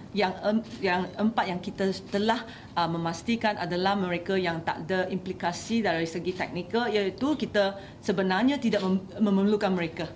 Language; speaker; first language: Malay; non-native, local second language; Chinese